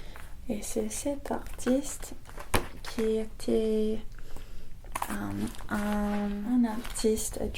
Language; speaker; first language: French; non-native, fluent; English